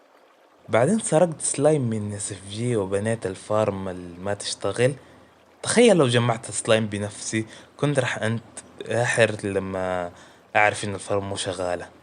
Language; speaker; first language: Arabic; native; Arabic